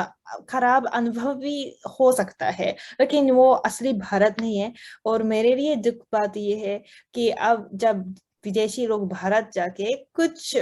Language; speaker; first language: Hindi; non-native, fluent; Japanese